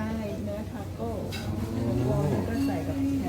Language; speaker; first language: Thai; native; Thai